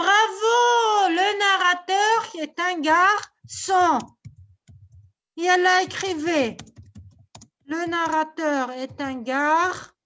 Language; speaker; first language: French; non-native, local second language; Arabic